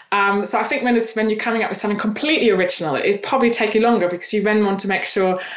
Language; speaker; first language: English; non-native, fluent; German